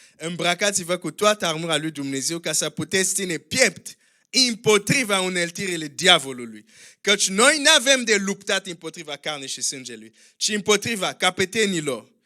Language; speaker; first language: Romanian; non-native, fluent; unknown